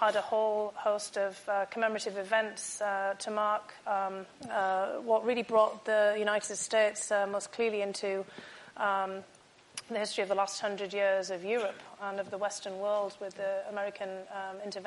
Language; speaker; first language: English; native; English